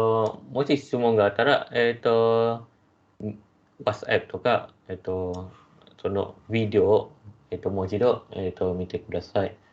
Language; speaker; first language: Japanese; non-native, fluent; Malay